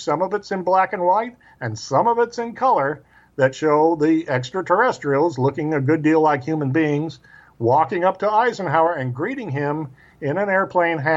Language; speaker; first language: English; native; English